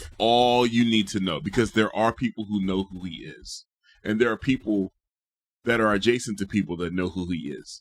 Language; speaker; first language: English; native; English